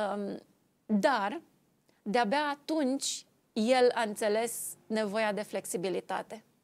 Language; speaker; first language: Romanian; native; Romanian